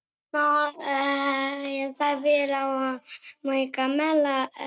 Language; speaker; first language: Polish; early bilingual, heritage; Polish